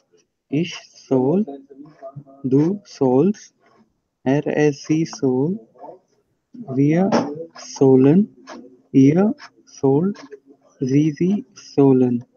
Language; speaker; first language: German; non-native, learner; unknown